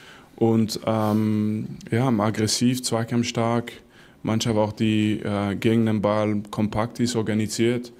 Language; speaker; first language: German; non-native, fluent; Dutch